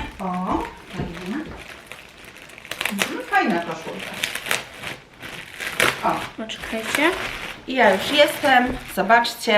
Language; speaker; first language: Polish; native; Polish